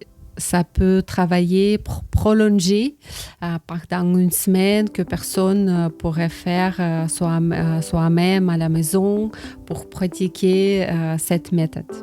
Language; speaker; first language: French; non-native, learner; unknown